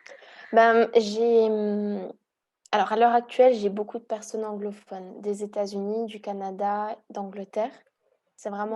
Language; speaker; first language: French; early bilingual, heritage; Hungarian